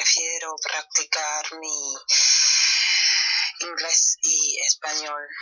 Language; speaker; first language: Spanish; non-native, fluent; German